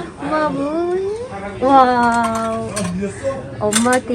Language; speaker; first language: Korean; non-native, learner; Thai